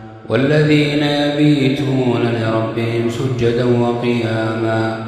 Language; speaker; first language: Arabic; native; Arabic